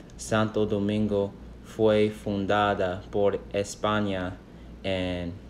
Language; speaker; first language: Spanish; non-native, learner; English